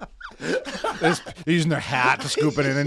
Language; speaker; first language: English; native; English